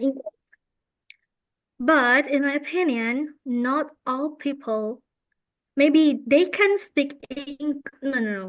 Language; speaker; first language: English; non-native, fluent; Indonesian